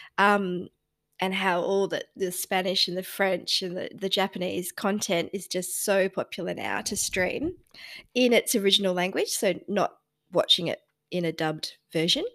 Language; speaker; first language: English; native; English